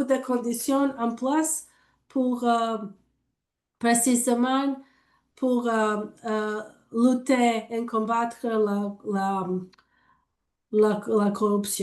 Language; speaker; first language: French; non-native, learner; English